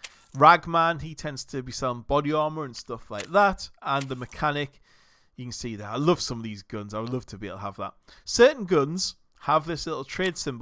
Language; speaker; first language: English; native; English